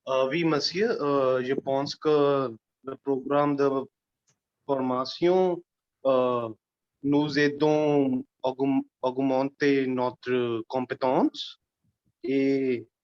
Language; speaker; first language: French; non-native, learner; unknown